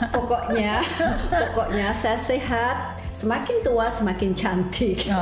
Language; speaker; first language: Indonesian; native; Indonesian